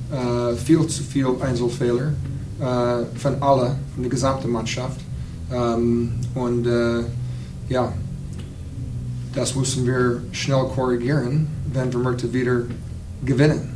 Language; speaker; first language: German; non-native, fluent; English